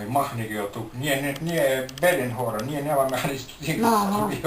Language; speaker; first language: Bulgarian; non-native, learner; Finnish